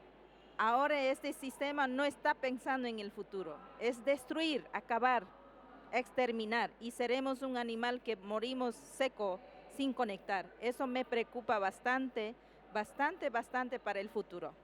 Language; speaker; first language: Spanish; non-native, local second language; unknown